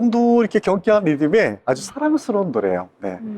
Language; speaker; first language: Korean; native; Korean